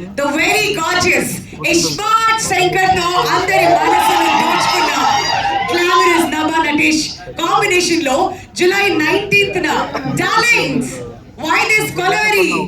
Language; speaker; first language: Telugu; native; Telugu